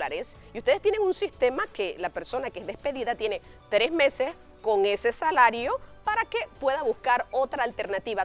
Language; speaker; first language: Spanish; native; Spanish